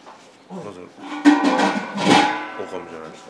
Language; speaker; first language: Japanese; non-native, fluent; Tuvinian